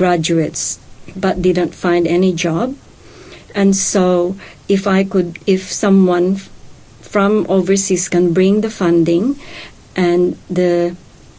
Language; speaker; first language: English; non-native, local second language; Hiligaynon